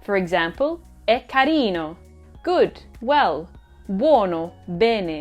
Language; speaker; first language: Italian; non-native, fluent; English